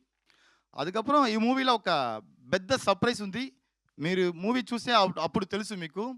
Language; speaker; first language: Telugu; non-native, learner; Tamil